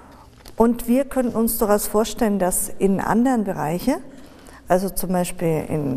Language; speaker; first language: German; native; German